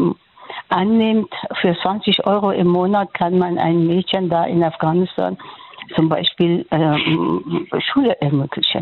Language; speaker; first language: German; non-native, fluent; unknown